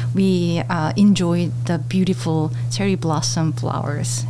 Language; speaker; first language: English; non-native, fluent; Korean